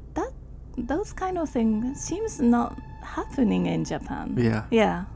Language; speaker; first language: English; non-native, learner; Japanese